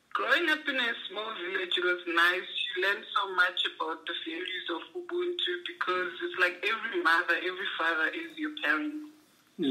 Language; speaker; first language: English; non-native, local second language; Xhosa